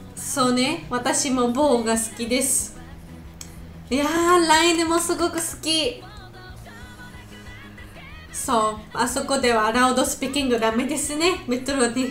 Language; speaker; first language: Japanese; non-native, learner; Georgian